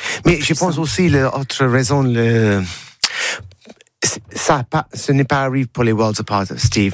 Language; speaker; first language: French; non-native, learner; English